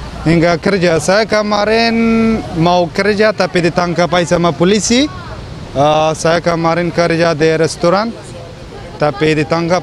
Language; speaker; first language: Indonesian; non-native, fluent; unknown